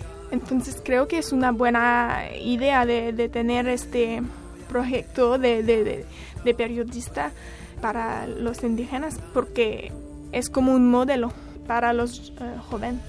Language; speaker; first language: Spanish; non-native, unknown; French